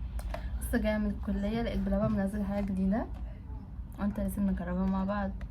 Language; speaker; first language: Arabic; native; Arabic